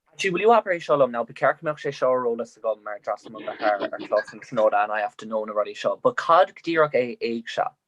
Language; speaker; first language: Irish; non-native, local second language; English